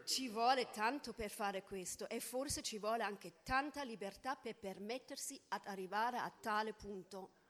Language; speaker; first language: Italian; non-native, fluent; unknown